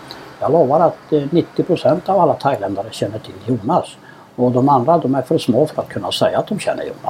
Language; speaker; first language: Swedish; native; Swedish